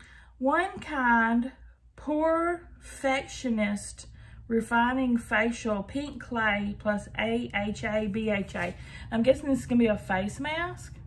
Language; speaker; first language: English; native; English